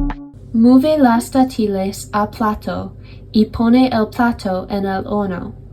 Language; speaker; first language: Spanish; non-native, learner; English